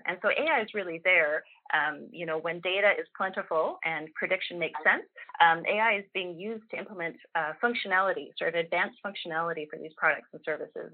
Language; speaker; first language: English; native; English